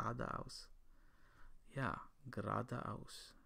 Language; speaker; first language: German; non-native, learner; English